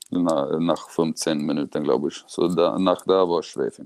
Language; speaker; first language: German; non-native, learner; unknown